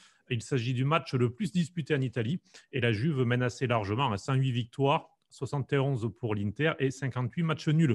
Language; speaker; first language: French; native; French